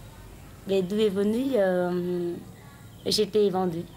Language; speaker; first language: French; non-native, learner; Khmer